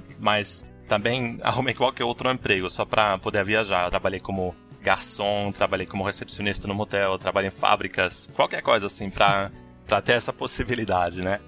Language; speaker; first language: Portuguese; non-native, fluent; German